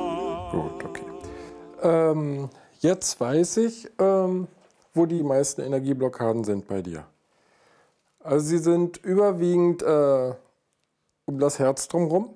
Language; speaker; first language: German; native; German